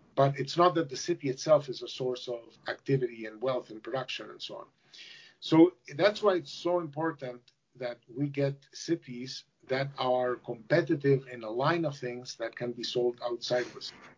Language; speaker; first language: English; non-native, fluent; Spanish